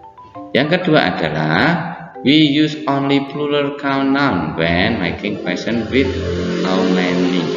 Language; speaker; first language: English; non-native, fluent; Indonesian